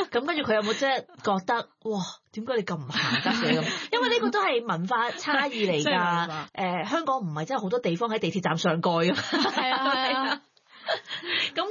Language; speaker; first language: Cantonese; native; Cantonese